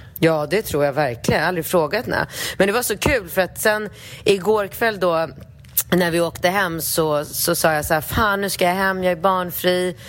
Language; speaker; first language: Swedish; early bilingual, other home language; Polish